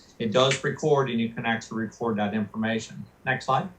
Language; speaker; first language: English; native; English